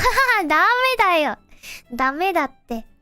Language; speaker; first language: Japanese; non-native, learner; Indonesian